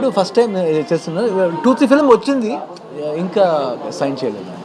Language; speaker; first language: Telugu; non-native, learner; Kannada